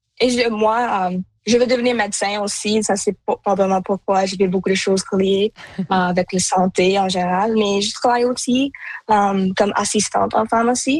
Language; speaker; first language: French; non-native, local second language; Punjabi